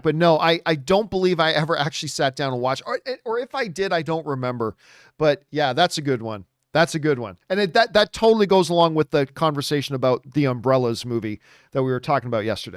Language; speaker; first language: English; native; English